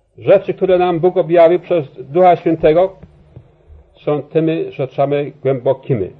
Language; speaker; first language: Polish; early bilingual, heritage; Polish